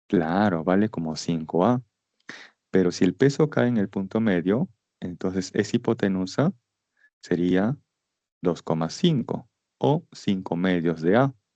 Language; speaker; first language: Spanish; native; Spanish